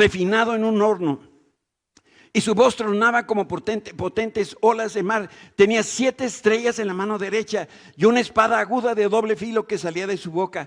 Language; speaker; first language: Spanish; native; Spanish